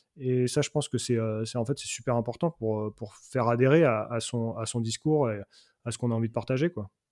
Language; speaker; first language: French; native; French